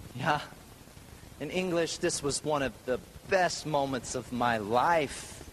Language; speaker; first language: English; native; English